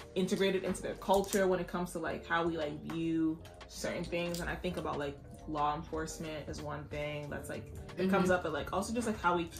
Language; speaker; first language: English; native; English